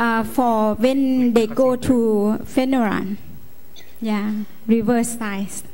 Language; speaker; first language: English; non-native, learner; Lao